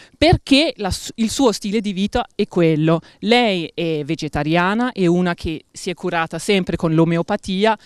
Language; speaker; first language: Italian; non-native, fluent; Danish